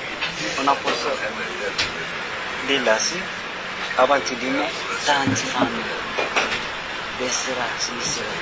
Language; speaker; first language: Italian; non-native, learner; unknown